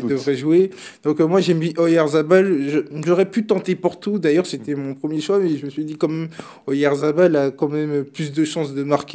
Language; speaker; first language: French; native; French